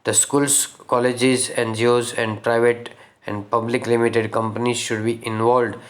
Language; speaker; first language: English; non-native, local second language; Gujarati